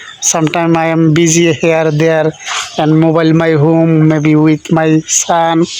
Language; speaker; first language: English; non-native, learner; Bangla